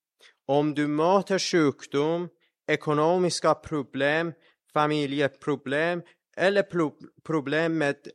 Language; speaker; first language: Swedish; non-native, fluent; Persian